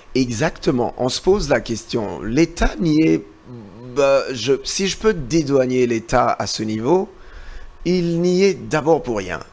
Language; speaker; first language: French; non-native, local second language; Lingala